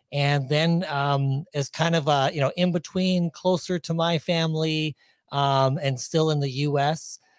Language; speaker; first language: English; native; English